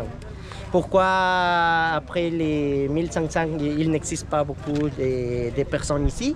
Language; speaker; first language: French; non-native, learner; Spanish